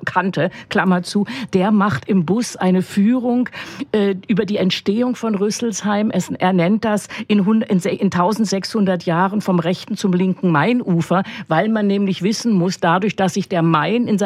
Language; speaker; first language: German; native; German